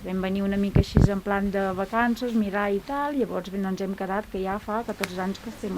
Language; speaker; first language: Catalan; non-native, fluent; Romanian